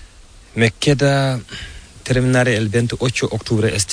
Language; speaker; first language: Spanish; non-native, learner; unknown